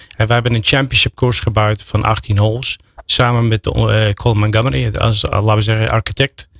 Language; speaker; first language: Dutch; non-native, fluent; English